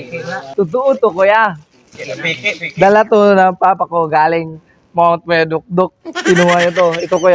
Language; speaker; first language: Filipino; non-native, local second language; Cebuano